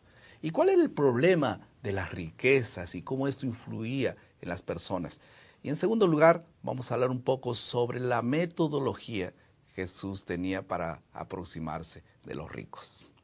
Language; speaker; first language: Spanish; non-native, fluent; Portuguese